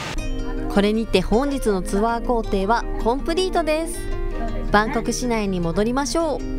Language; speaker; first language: Japanese; native; Japanese